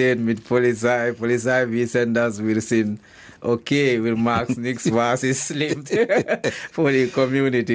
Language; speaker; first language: German; non-native, learner; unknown